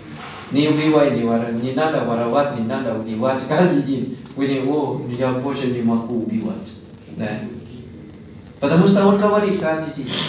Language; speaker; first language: Russian; non-native, learner; Thai